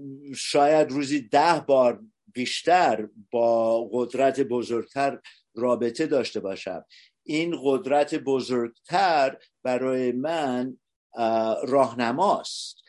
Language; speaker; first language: Persian; early bilingual, heritage; Persian